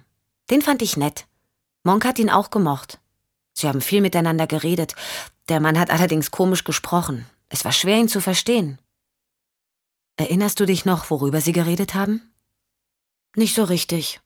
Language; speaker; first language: German; native; German